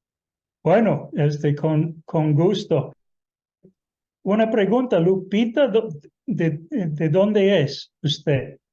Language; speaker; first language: Spanish; non-native, fluent; English